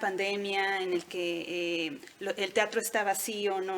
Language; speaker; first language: Spanish; native; Spanish